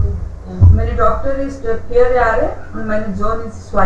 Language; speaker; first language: German; non-native, learner; Hindi